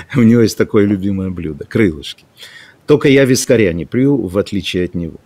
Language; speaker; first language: Russian; non-native, local second language; Ukrainian